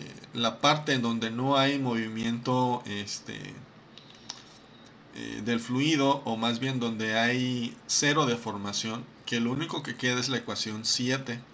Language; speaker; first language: Spanish; native; Spanish